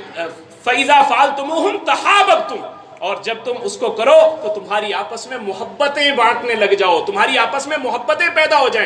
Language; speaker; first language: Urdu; non-native, local second language; Punjabi